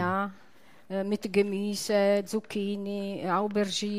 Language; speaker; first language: German; non-native, learner; Italian